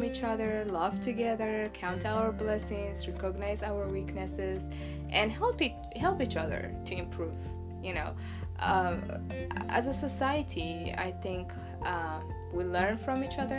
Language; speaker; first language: English; non-native, fluent; Tigrinya